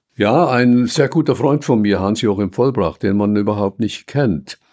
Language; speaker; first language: German; native; German